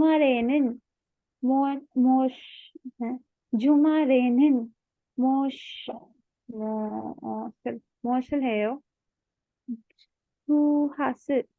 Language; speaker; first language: Korean; non-native, learner; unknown